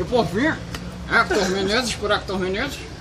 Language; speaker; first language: Portuguese; native; Portuguese